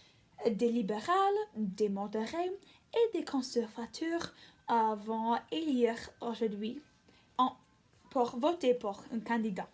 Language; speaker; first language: French; non-native, learner; English